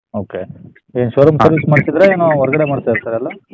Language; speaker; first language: Kannada; native; Kannada